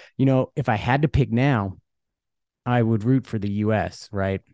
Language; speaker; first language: English; early bilingual, other home language; Dutch